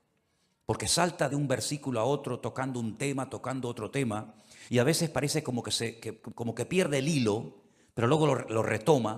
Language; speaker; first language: Spanish; native; Spanish